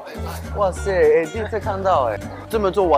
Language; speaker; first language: Chinese; non-native, fluent; French